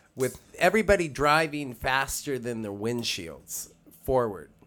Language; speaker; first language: English; native; English